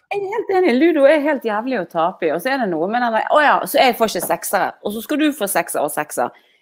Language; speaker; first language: Norwegian; native; Norwegian